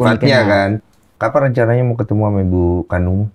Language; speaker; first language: Indonesian; native; Indonesian